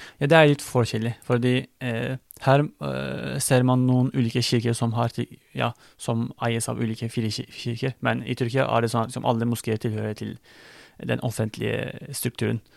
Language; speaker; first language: Norwegian; non-native, fluent; Turkish